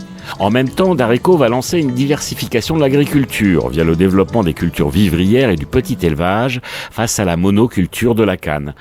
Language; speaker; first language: French; native; French